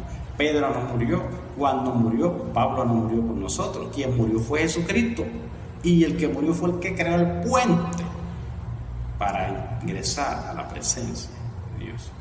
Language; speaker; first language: Spanish; native; Spanish